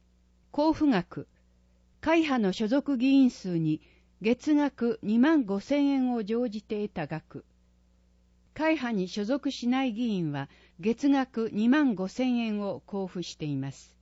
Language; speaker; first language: Japanese; native; Japanese